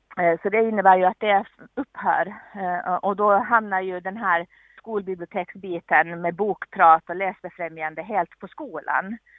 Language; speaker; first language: Swedish; native; Swedish